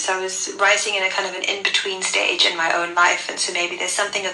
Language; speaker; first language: English; native; English